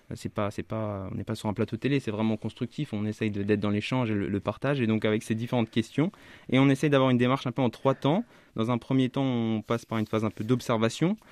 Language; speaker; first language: French; native; French